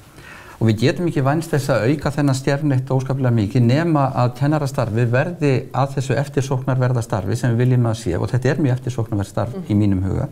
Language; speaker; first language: Icelandic; native; Icelandic